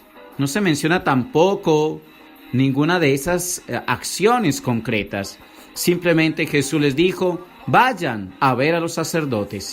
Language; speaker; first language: Spanish; native; Spanish